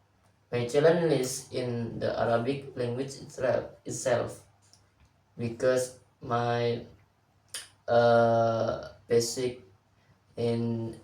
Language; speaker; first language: English; non-native, learner; Indonesian